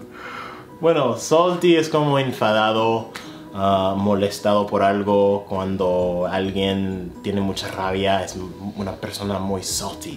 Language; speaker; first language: Spanish; non-native, fluent; English